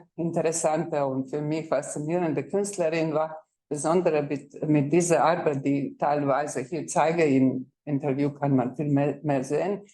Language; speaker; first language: German; non-native, fluent; Croatian